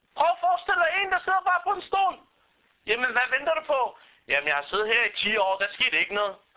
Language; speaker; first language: Danish; non-native, fluent; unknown